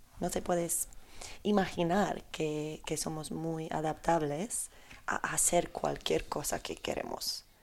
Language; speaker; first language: Spanish; non-native, learner; Polish